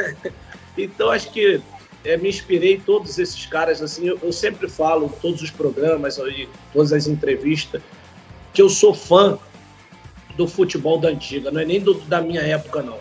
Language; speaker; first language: Portuguese; native; Portuguese